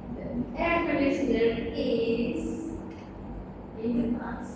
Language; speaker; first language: English; non-native, learner; Indonesian